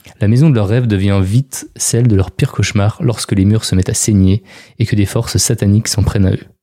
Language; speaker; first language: French; native; French